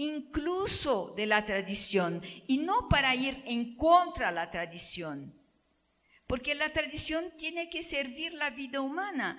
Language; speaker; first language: Spanish; non-native, fluent; Portuguese